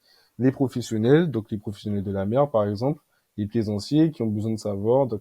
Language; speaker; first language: French; native; French